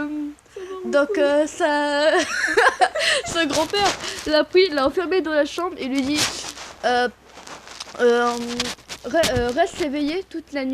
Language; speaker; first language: French; native; French